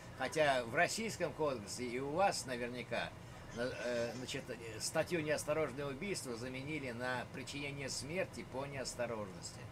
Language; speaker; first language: Russian; native; Russian